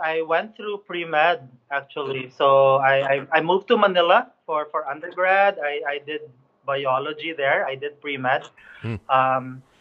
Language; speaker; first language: English; non-native, local second language; Cebuano